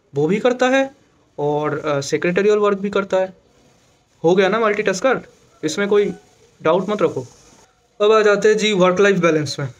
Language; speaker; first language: Hindi; non-native, local second language; Bangla